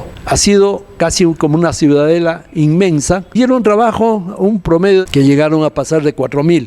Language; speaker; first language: Spanish; native; Spanish